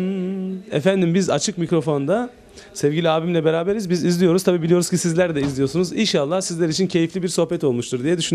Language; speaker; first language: Turkish; native; Turkish